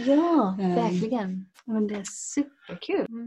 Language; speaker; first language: Swedish; non-native, fluent; English